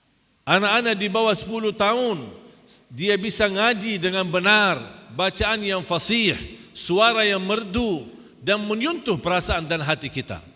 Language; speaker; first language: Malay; non-native, fluent; Arabic